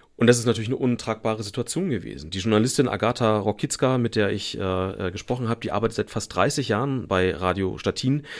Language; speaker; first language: German; native; German